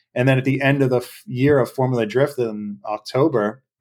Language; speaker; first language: English; native; English